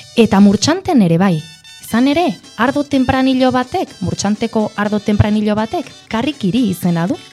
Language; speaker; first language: Basque; native; Basque